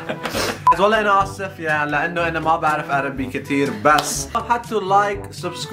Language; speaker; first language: Arabic; non-native, learner; Swedish